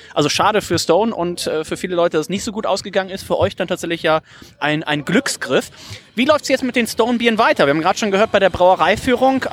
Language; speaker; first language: German; native; German